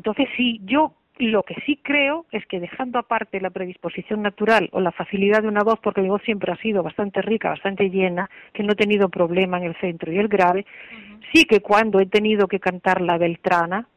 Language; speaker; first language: Spanish; native; Spanish